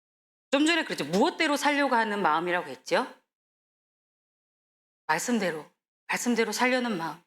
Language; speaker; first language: Korean; native; Korean